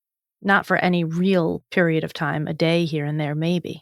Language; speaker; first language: English; native; English